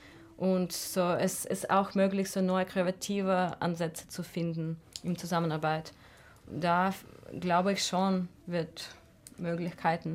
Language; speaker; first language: German; non-native, fluent; Russian